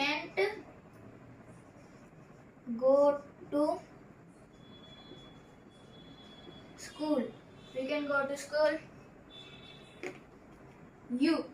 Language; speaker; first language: English; non-native, local second language; Telugu